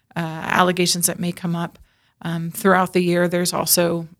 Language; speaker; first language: English; native; English